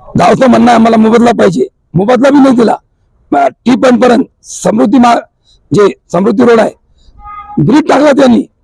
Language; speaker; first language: Marathi; non-native, local second language; Urdu